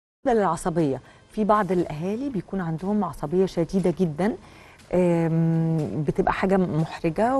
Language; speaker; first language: Arabic; native; Arabic